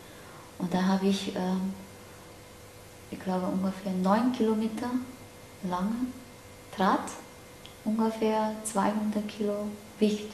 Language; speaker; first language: German; non-native, learner; Cantonese